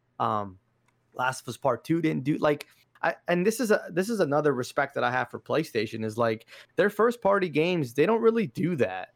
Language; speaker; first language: English; early bilingual, other home language; Arabic